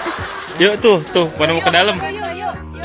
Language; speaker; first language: Indonesian; native; Indonesian